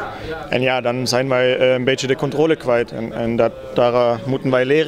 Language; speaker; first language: Dutch; non-native, fluent; German